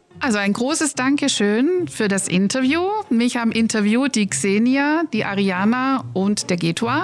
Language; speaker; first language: German; native; German